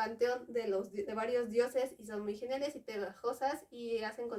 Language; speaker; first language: Spanish; native; Spanish